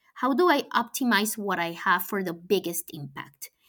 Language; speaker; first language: English; non-native, fluent; Spanish